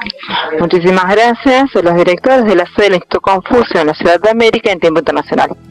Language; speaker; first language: Spanish; native; Spanish